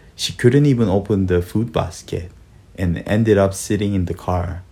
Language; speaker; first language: English; early bilingual, other home language; Korean